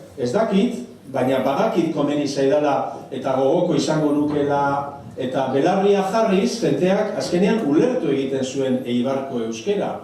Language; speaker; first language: Basque; native; Basque